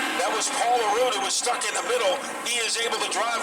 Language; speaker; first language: English; native; English